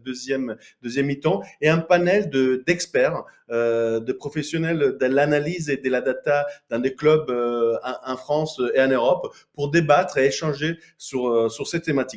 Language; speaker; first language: French; native; French